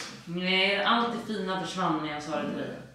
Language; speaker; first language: Swedish; native; Swedish